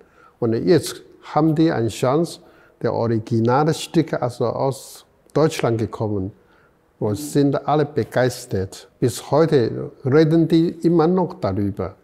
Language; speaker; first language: German; non-native, fluent; Chinese